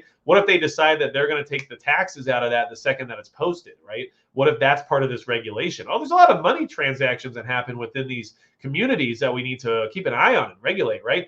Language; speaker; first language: English; native; English